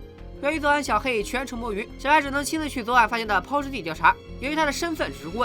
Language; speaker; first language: Chinese; native; Chinese